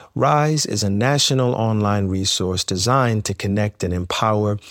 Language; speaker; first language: English; native; English